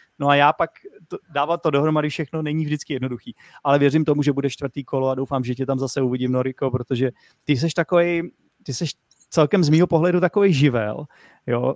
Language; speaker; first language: Czech; native; Czech